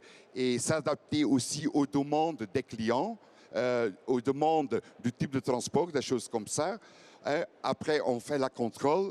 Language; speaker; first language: French; non-native, fluent; Dutch